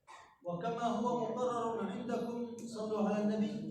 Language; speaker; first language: Arabic; native; Arabic